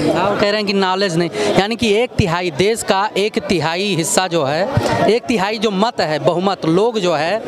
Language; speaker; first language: Hindi; native; Hindi